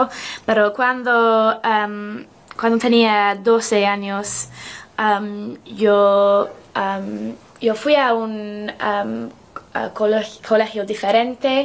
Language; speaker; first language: Spanish; non-native, learner; English